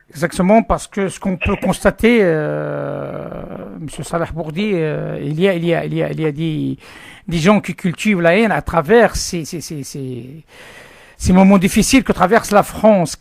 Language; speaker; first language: French; non-native, local second language; Arabic